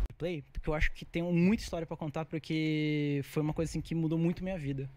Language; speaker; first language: Portuguese; native; Portuguese